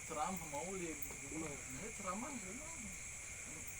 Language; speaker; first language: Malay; non-native, local second language; Sundanese